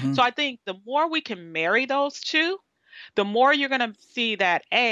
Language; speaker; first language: English; native; English